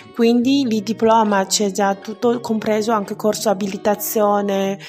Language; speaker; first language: Italian; non-native, fluent; Chinese